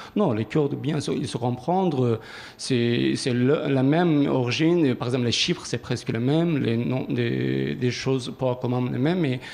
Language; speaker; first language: French; non-native, learner; Kurdish